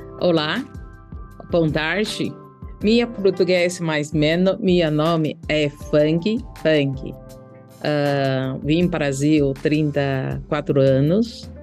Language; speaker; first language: Portuguese; non-native, learner; Chinese